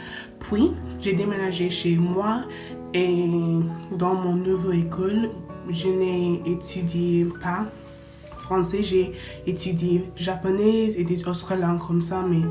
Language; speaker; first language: French; non-native, learner; English